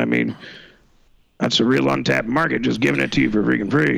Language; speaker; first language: English; native; English